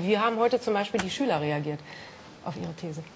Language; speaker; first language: German; native; German